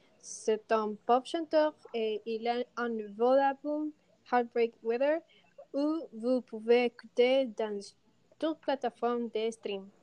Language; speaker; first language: French; non-native, learner; Spanish